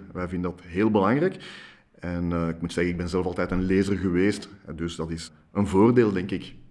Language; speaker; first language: Dutch; non-native, local second language; French